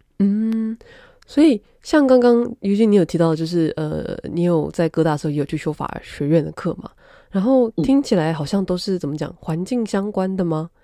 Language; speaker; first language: Chinese; native; Chinese